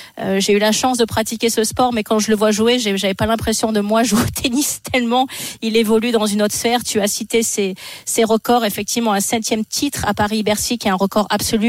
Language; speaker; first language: French; native; French